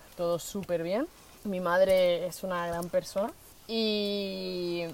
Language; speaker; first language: Spanish; native; Spanish